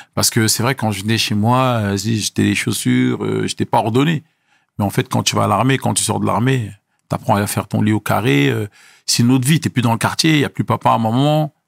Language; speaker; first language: French; early bilingual, other home language; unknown